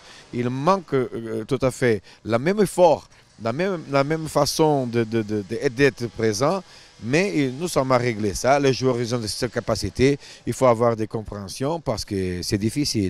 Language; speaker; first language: French; non-native, fluent; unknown